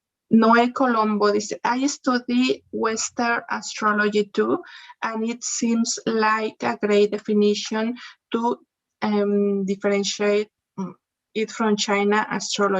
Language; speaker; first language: English; non-native, learner; Spanish